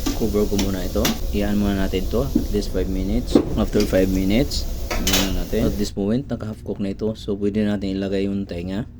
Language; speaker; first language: Filipino; native; Filipino